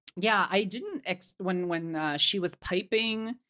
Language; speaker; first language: English; non-native, local second language; Cantonese